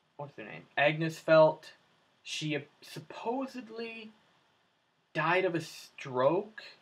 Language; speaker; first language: English; native; English